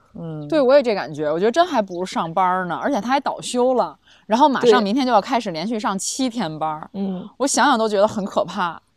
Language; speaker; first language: Chinese; native; Chinese